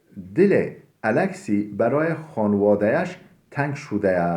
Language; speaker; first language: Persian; non-native, fluent; Turkish